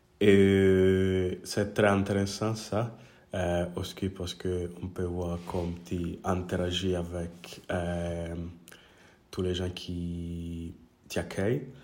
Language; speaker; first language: French; non-native, learner; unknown